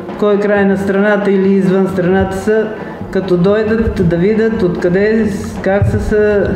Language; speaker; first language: Bulgarian; native; Bulgarian